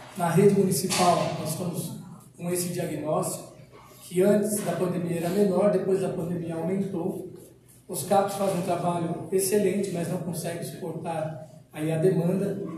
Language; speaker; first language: Portuguese; native; Portuguese